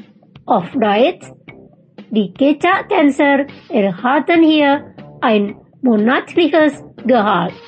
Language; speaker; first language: German; non-native, fluent; Indonesian